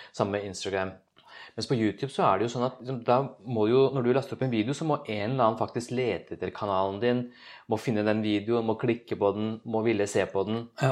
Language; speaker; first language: Norwegian; early bilingual, other home language; Urdu